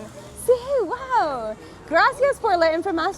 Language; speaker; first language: Spanish; non-native, learner; English